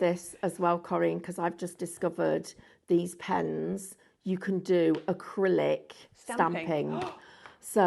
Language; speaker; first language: English; native; English